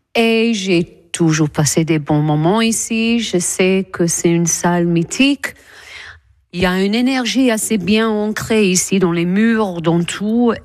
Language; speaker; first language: French; non-native, fluent; English